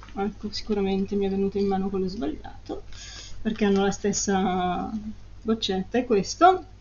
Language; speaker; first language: Italian; native; Italian